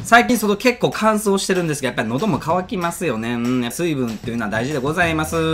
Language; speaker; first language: Japanese; native; Japanese